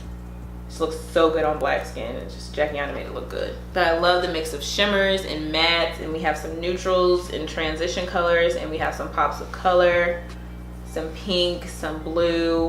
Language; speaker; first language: English; native; English